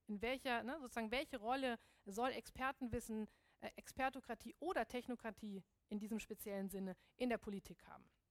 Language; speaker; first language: German; native; German